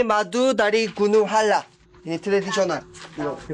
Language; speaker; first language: Indonesian; non-native, learner; Korean